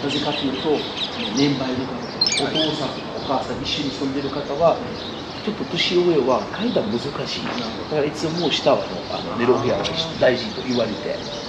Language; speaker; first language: Japanese; non-native, learner; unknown